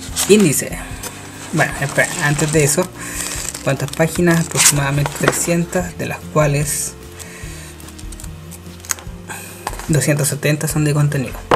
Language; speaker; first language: Spanish; native; Spanish